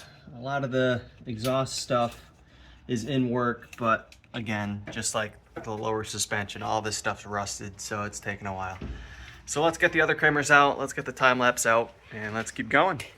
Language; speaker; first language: English; native; English